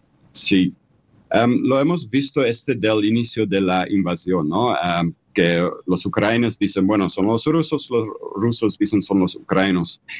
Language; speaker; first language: Spanish; non-native, fluent; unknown